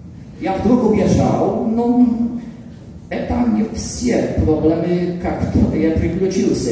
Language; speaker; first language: Russian; non-native, learner; Polish